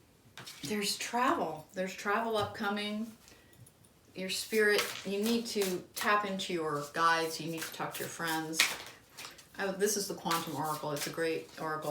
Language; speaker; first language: English; native; English